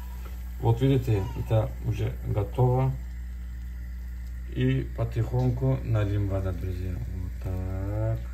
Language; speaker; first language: Russian; non-native, learner; Turkish